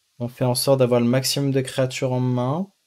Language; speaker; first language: French; native; French